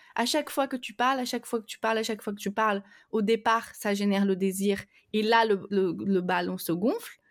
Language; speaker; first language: French; non-native, fluent; Portuguese